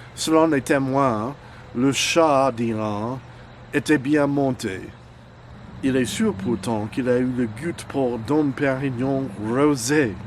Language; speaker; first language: French; non-native, fluent; English